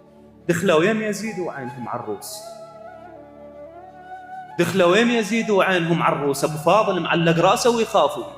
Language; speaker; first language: Arabic; native; Arabic